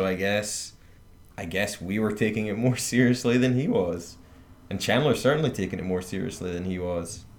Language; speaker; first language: English; native; English